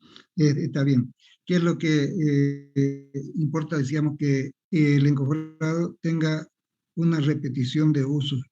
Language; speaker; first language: Spanish; native; Spanish